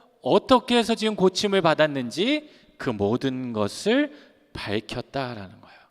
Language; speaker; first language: Korean; native; Korean